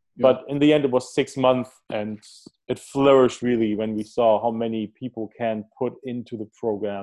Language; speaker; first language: English; early bilingual, other home language; German